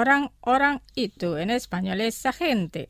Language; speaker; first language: Spanish; non-native, fluent; Indonesian